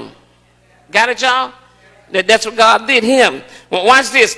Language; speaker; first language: English; native; English